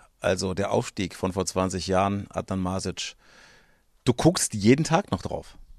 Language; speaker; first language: German; native; German